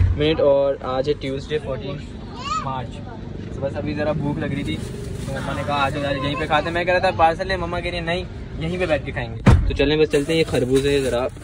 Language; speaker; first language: Urdu; native; Urdu